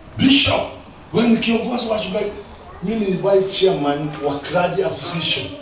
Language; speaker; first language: Swahili; non-native, local second language; Kikuyu